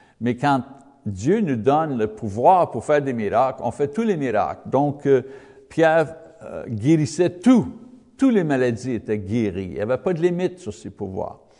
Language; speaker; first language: French; non-native, learner; English